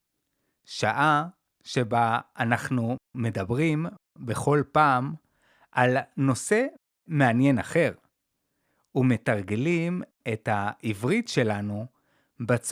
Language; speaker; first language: Hebrew; native; Hebrew